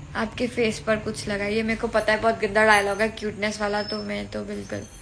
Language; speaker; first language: Hindi; native; Hindi